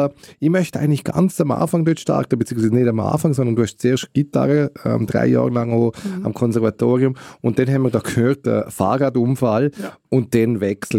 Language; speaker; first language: German; native; German